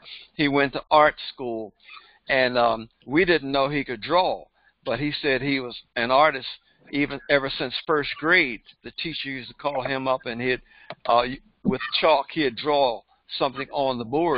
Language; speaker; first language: English; native; English